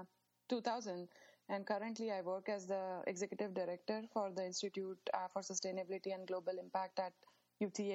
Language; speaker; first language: English; non-native, local second language; Marathi